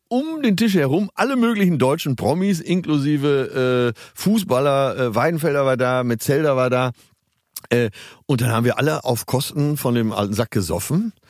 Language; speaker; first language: German; native; German